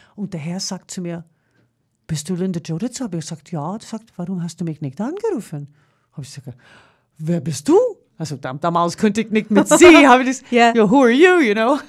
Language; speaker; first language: German; non-native, fluent; English